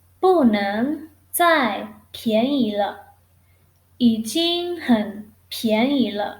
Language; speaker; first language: Chinese; non-native, fluent; Thai